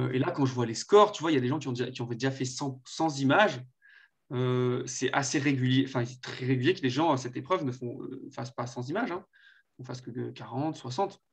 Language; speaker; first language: French; native; French